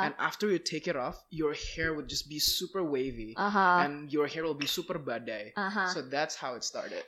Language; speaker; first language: English; non-native, fluent; Malay